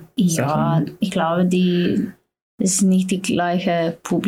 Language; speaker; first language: German; non-native, learner; Slovenian